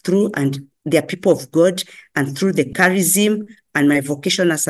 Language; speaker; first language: English; non-native, local second language; Kikuyu